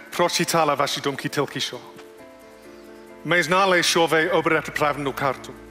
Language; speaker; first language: Ukrainian; non-native, learner; English